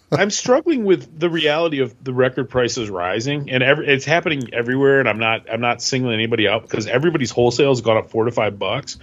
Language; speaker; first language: English; native; English